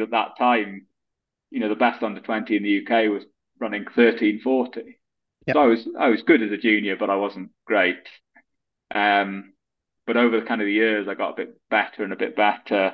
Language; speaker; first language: English; native; English